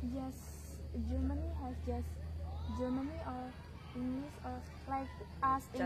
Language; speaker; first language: English; non-native, learner; Javanese